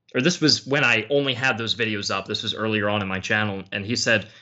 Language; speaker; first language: English; native; English